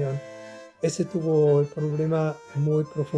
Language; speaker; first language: Spanish; non-native, learner; German